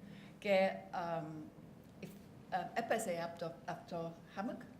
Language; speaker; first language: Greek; non-native, learner; English